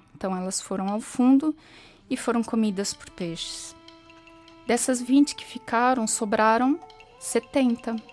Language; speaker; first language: Portuguese; native; Portuguese